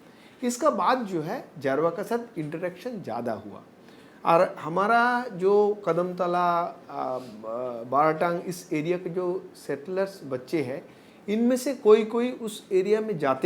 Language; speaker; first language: Hindi; non-native, local second language; Bangla